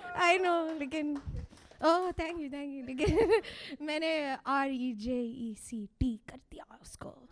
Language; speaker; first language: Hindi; early bilingual, heritage; Hindi